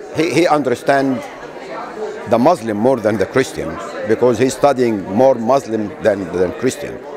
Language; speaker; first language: English; non-native, fluent; Arabic